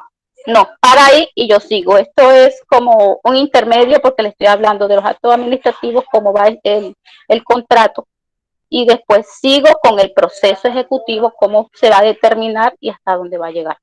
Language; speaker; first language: Spanish; native; Spanish